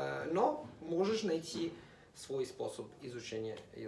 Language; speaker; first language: Russian; non-native, fluent; Italian